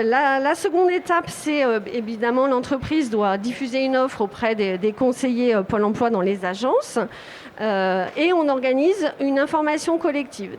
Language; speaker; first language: French; native; French